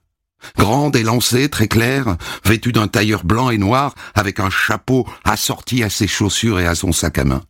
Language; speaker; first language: French; native; French